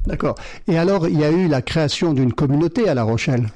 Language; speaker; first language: French; native; French